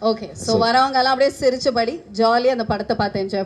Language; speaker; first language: Tamil; native; Tamil